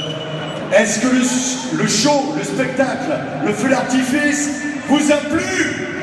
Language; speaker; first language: French; native; French